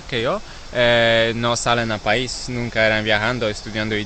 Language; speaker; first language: Spanish; non-native, learner; Polish